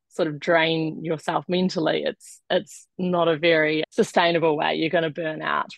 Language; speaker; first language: English; native; English